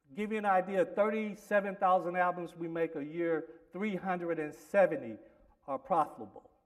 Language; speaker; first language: English; native; English